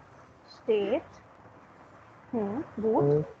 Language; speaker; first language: German; non-native, fluent; Hindi